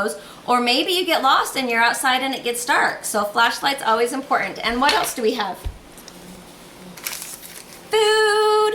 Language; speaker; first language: English; native; English